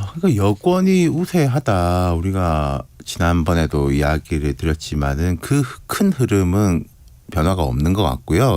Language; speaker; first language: Korean; native; Korean